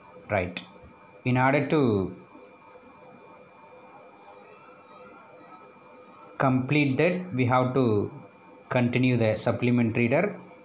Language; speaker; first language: English; non-native, local second language; Tamil